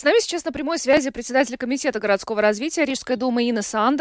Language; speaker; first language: Russian; native; Russian